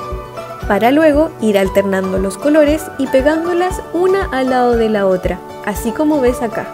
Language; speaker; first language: Spanish; native; Spanish